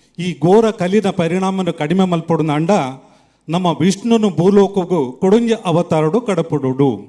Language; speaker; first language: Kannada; non-native, local second language; Tulu